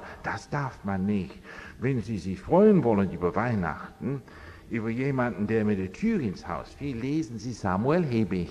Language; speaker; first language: German; non-native, fluent; English